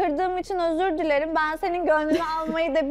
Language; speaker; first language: Turkish; native; Turkish